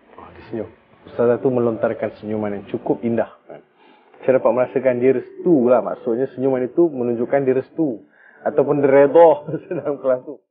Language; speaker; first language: Malay; early bilingual, other home language; Tamil